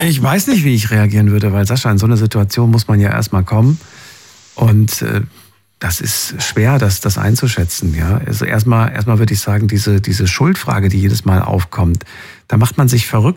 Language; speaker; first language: German; native; German